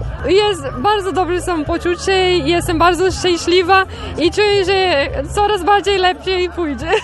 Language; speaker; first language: Polish; non-native, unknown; Portuguese